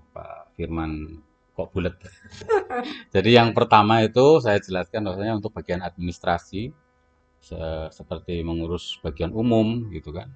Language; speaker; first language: Indonesian; non-native, local second language; Javanese